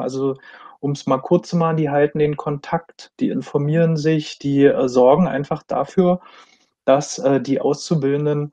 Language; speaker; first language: German; native; German